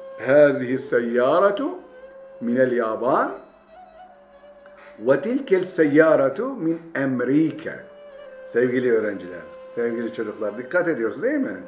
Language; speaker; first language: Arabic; non-native, fluent; Turkish